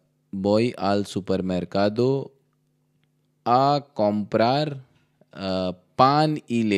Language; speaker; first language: Spanish; non-native, learner; Hindi